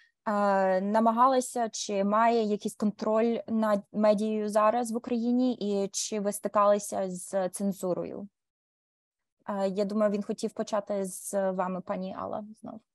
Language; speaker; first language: Ukrainian; early bilingual, heritage; Ukrainian